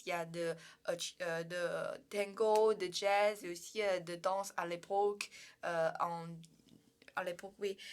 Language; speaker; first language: French; non-native, learner; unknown